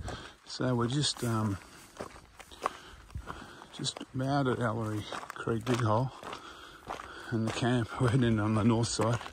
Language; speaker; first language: English; native; English